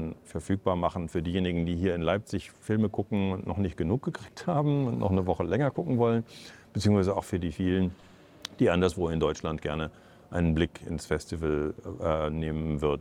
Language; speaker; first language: German; native; German